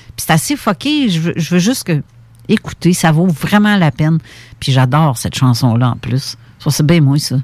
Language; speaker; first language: French; native; French